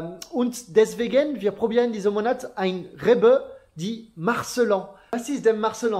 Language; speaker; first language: German; non-native, learner; French